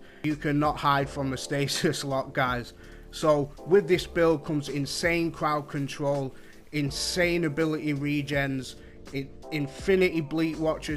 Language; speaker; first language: English; native; English